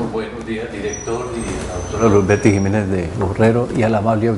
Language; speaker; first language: Spanish; native; Spanish